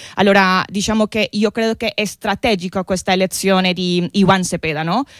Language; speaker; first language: Italian; non-native, fluent; Spanish